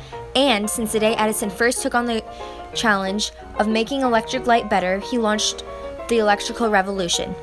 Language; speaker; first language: English; native; English